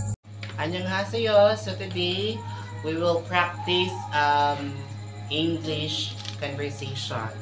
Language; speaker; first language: English; non-native, local second language; Cebuano